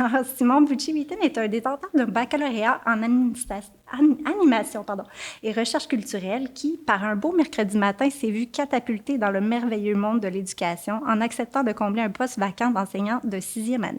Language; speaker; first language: French; native; French